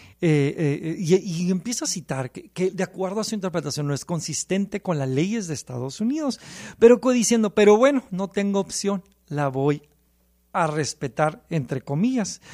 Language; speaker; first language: Spanish; early bilingual, heritage; Spanish